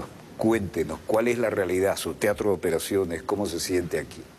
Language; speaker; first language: Spanish; native; Spanish